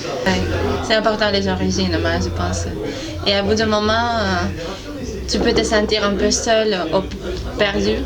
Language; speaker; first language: French; non-native, fluent; Spanish